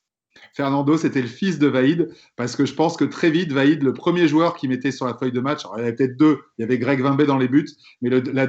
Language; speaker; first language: French; native; French